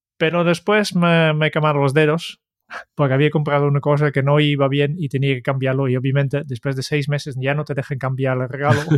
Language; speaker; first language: Spanish; non-native, fluent; Dutch